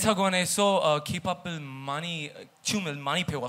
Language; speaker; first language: Korean; non-native, learner; English